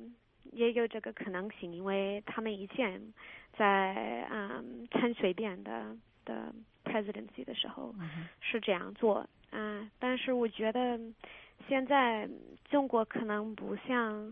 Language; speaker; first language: Chinese; non-native, fluent; English